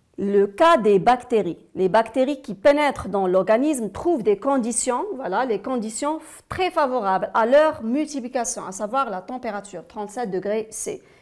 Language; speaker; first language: French; non-native, local second language; Arabic